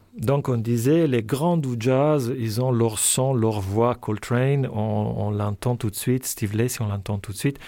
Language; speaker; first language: French; non-native, fluent; Italian